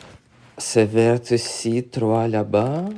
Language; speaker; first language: French; non-native, learner; Russian